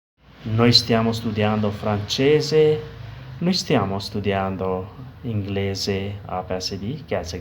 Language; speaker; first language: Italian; non-native, fluent; Urdu